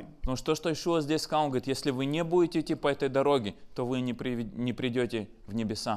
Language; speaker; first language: Russian; native; Russian